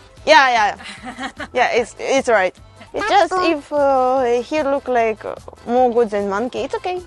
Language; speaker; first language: English; non-native, learner; Russian